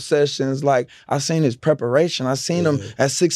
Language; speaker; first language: English; native; English